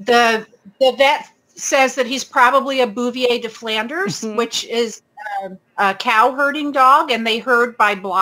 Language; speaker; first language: English; native; English